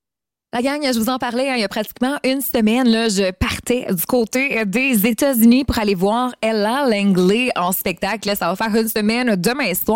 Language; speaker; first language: French; native; French